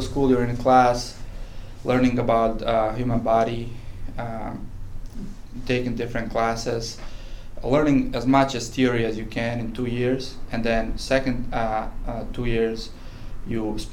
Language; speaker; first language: English; non-native, fluent; Bosnian